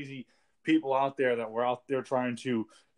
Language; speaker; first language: English; native; English